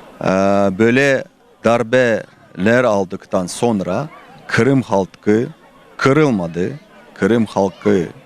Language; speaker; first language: Turkish; non-native, fluent; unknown